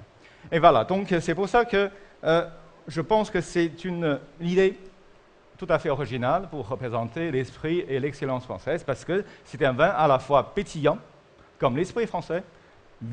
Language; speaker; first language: French; non-native, fluent; Chinese